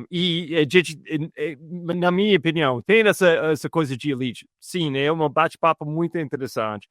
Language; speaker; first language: Portuguese; non-native, fluent; English